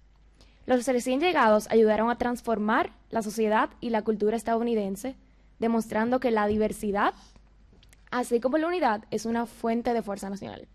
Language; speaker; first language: Spanish; early bilingual, heritage; Spanish